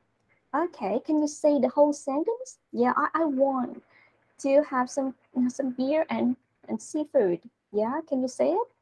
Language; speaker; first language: English; non-native, learner; Vietnamese